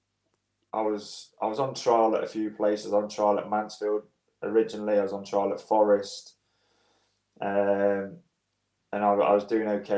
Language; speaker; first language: English; native; English